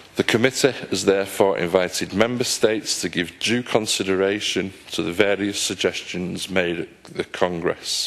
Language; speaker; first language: English; native; English